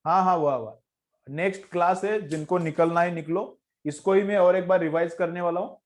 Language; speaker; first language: Hindi; non-native, local second language; Marathi